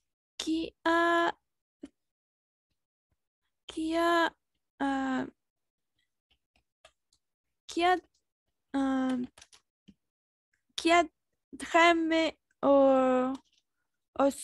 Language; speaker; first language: French; non-native, learner; Spanish